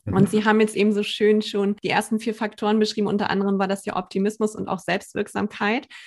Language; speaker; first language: German; native; German